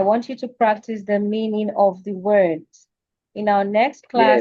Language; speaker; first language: English; non-native, fluent; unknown